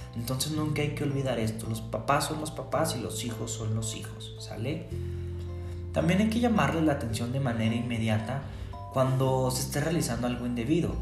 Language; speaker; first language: Spanish; native; Spanish